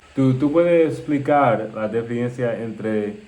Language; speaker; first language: Spanish; non-native, learner; English